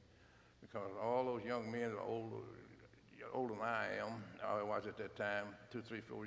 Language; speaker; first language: English; native; English